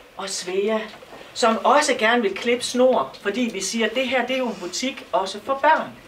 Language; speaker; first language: Danish; native; Danish